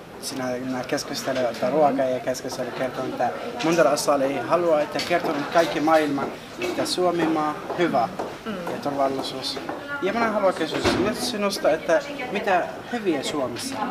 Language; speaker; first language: Finnish; non-native, learner; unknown